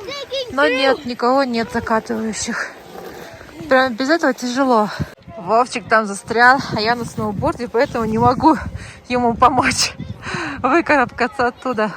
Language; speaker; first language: Russian; native; Russian